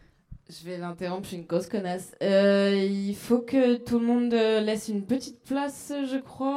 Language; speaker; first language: French; native; French